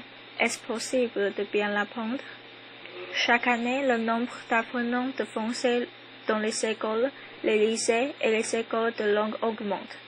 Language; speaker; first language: French; non-native, learner; Chinese